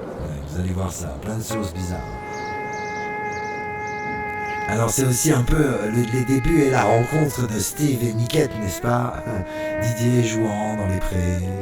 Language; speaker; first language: French; native; French